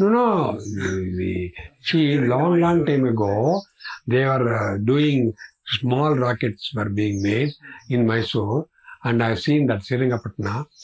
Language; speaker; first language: English; non-native, local second language; Kannada